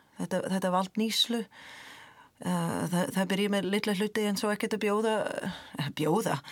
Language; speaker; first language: Icelandic; non-native, fluent; English